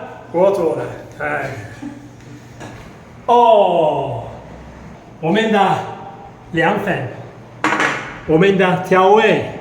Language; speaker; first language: Chinese; non-native, fluent; Italian